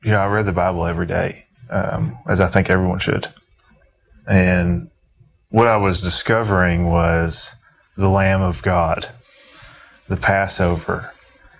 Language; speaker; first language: English; native; English